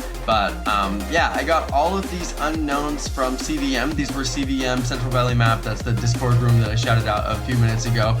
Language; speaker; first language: English; native; English